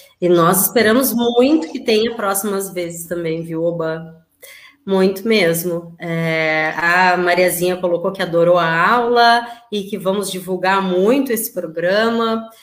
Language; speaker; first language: Portuguese; native; Portuguese